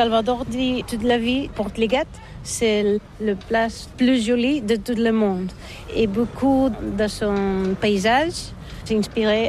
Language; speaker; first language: French; non-native, learner; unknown